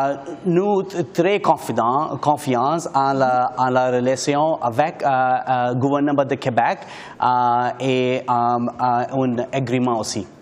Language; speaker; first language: French; non-native, learner; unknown